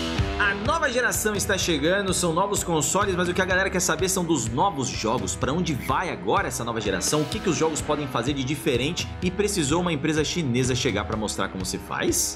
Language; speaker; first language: Portuguese; native; Portuguese